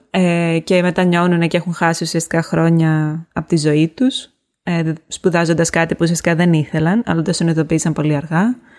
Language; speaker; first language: Greek; native; Greek